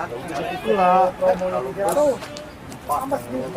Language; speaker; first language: Indonesian; native; Indonesian